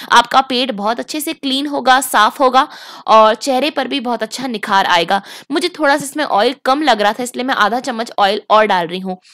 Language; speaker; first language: Hindi; native; Hindi